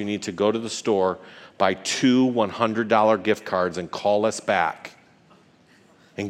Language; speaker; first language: English; native; English